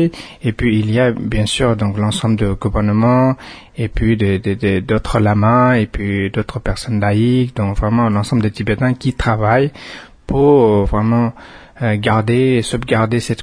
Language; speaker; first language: French; non-native, fluent; Tibetan